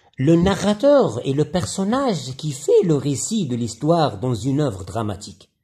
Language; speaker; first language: French; non-native, local second language; Arabic